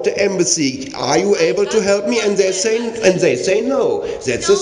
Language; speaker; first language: English; non-native, learner; German